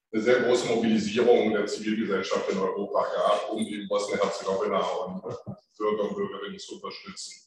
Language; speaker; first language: German; early bilingual, other home language; French